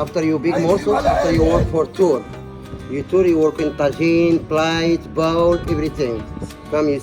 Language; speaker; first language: English; non-native, learner; Arabic